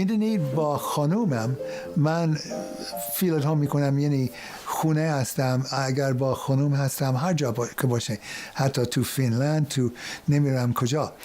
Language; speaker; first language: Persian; non-native, fluent; English